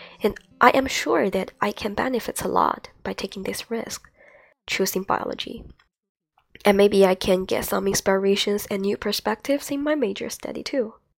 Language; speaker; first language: English; non-native, fluent; Chinese